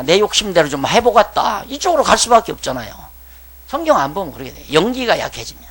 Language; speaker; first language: Korean; native; Korean